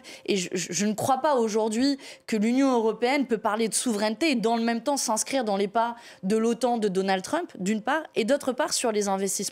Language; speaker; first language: French; native; French